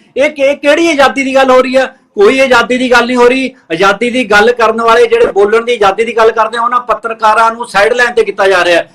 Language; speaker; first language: Punjabi; native; Punjabi